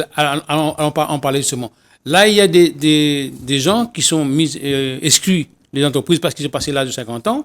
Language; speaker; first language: French; non-native, local second language; Réunion Creole French